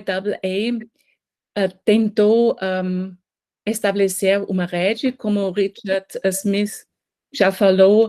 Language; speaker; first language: Portuguese; non-native, fluent; German